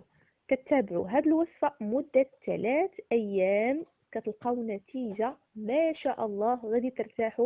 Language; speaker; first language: Arabic; native; Arabic